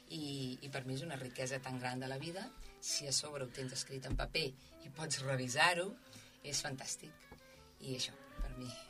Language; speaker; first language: Catalan; native; Catalan